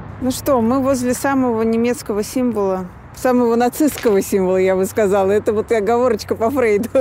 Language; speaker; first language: Russian; native; Russian